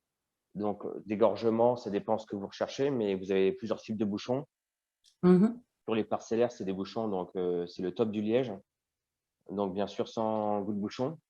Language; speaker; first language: French; native; French